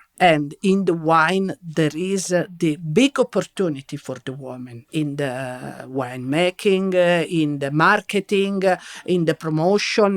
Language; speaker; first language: English; non-native, learner; Italian